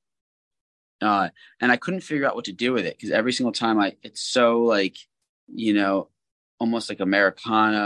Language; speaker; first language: English; native; English